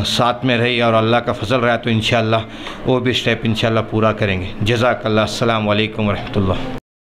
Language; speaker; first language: Hindi; non-native, local second language; Urdu